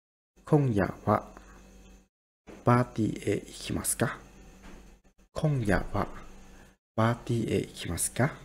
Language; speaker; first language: Japanese; non-native, fluent; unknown